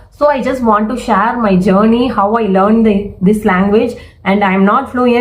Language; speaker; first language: English; non-native, learner; Tamil